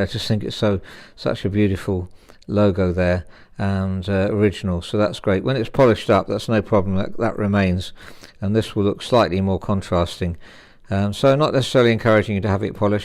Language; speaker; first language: English; native; English